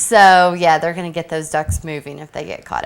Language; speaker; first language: English; native; English